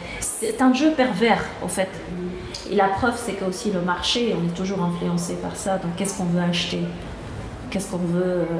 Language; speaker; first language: French; non-native, local second language; Arabic